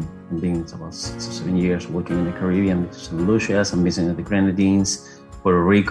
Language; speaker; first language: English; non-native, fluent; Spanish